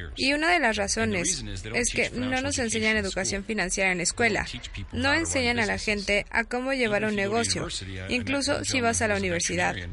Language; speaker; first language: Spanish; non-native, fluent; English